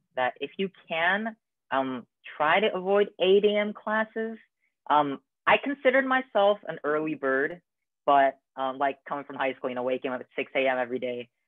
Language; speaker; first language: English; native; English